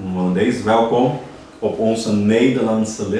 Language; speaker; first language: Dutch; non-native, fluent; Portuguese